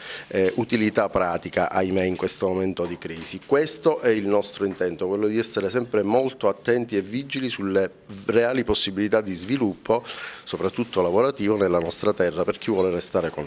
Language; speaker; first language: Italian; native; Italian